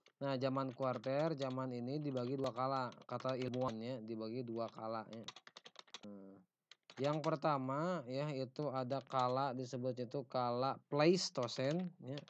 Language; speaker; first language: Indonesian; non-native, local second language; Sundanese